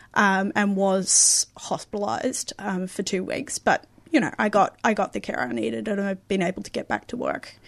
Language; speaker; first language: English; native; English